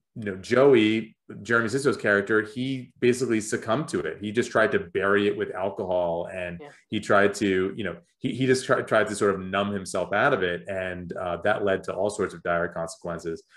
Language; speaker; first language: English; native; English